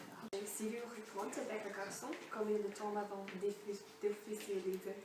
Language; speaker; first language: French; non-native, learner; English